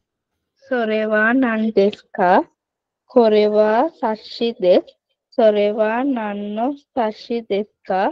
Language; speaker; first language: Japanese; non-native, learner; Sinhala